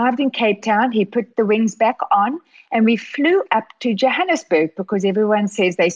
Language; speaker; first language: English; native; English